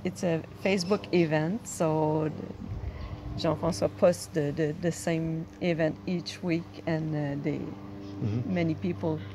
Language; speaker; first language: English; non-native, local second language; French